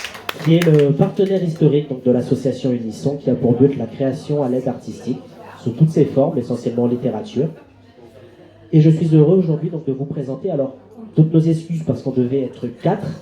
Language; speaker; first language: French; native; French